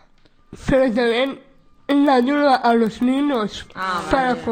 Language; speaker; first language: Spanish; non-native, local second language; Basque